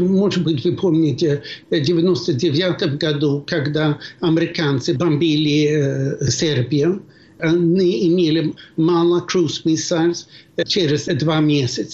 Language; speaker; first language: Russian; non-native, fluent; Swedish